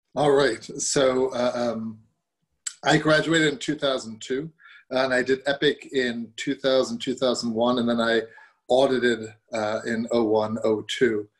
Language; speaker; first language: English; early bilingual, other home language; German